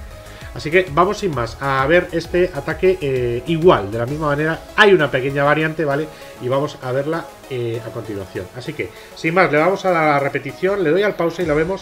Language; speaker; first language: Spanish; native; Spanish